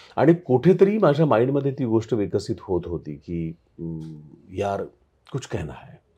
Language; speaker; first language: Marathi; native; Marathi